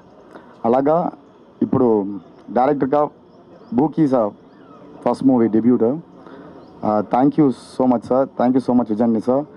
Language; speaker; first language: Telugu; non-native, learner; Tamil